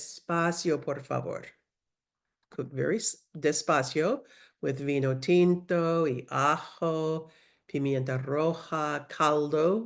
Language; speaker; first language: Spanish; non-native, learner; English